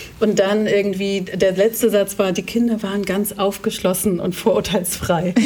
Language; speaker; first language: German; native; German